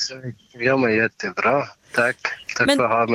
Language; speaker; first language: Swedish; non-native, learner; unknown